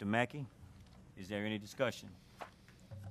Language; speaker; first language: English; native; English